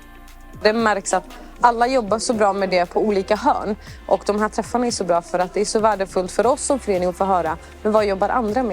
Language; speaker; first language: Swedish; native; Swedish